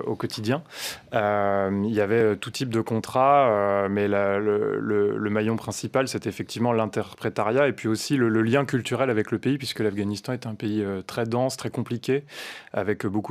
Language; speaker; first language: French; native; French